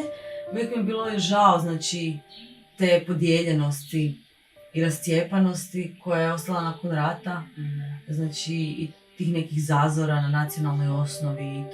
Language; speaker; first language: Bosnian; native; Bosnian